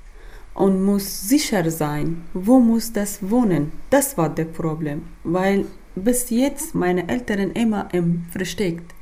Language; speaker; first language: German; non-native, learner; Persian